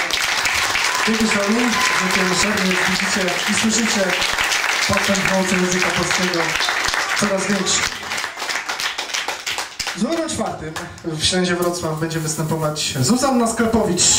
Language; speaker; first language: Polish; native; Polish